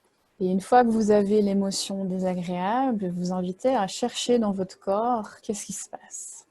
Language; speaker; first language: French; native; French